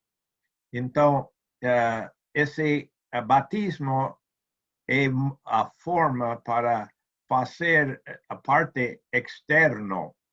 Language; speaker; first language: Spanish; non-native, learner; Portuguese